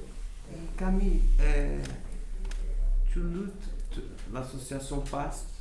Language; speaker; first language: French; non-native, learner; Portuguese